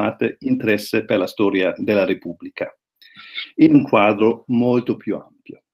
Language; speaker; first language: Italian; non-native, fluent; German